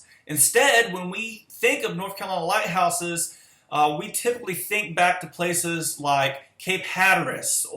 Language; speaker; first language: English; native; English